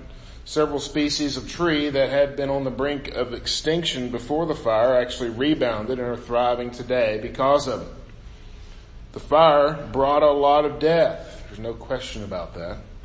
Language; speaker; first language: English; native; English